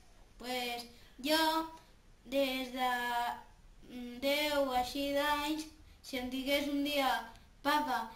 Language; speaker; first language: Catalan; non-native, local second language; Spanish